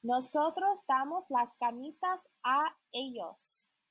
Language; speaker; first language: Spanish; non-native, learner; English